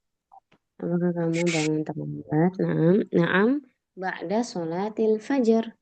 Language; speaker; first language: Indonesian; native; Indonesian